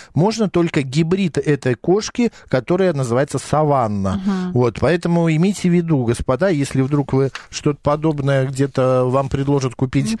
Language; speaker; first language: Russian; native; Russian